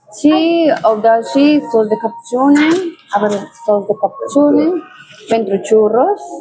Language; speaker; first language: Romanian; non-native, learner; Spanish